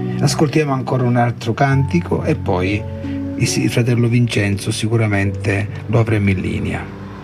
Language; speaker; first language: Italian; early bilingual, heritage; Italian